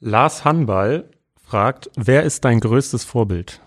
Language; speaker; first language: German; native; German